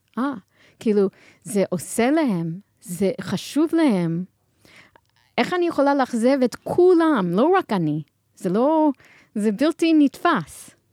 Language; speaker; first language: Hebrew; non-native, fluent; English